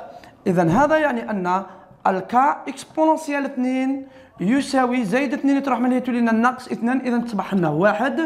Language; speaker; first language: Arabic; native; Arabic